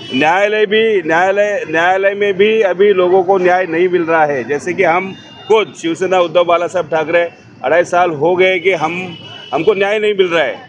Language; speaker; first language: Hindi; non-native, local second language; Marathi